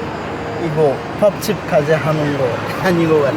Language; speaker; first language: Korean; non-native, learner; English